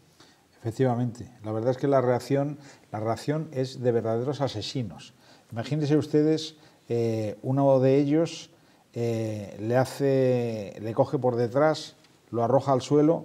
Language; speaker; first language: Spanish; native; Spanish